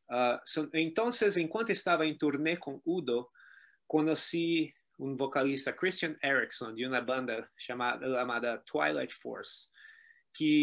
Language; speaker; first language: Spanish; non-native, learner; Portuguese